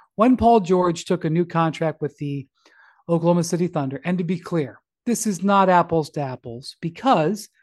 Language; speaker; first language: English; native; English